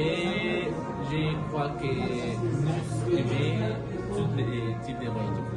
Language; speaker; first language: French; non-native, learner; Spanish